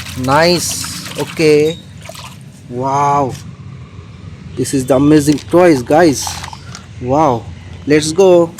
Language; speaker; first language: English; non-native, learner; Indonesian